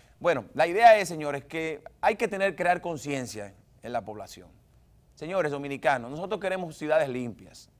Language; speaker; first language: Spanish; native; Spanish